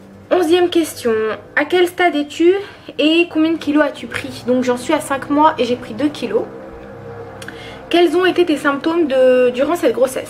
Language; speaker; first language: French; early bilingual, other home language; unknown